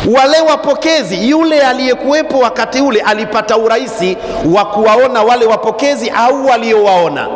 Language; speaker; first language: Swahili; non-native, local second language; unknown